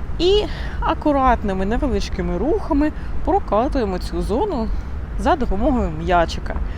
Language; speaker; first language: Ukrainian; non-native, local second language; Russian